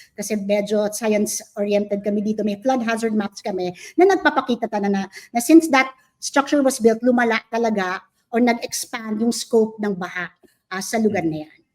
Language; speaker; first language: Filipino; native; Filipino